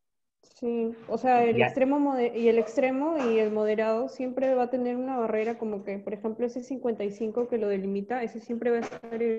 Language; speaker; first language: Spanish; native; Spanish